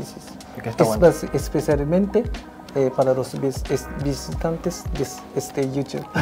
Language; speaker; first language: Spanish; non-native, learner; Japanese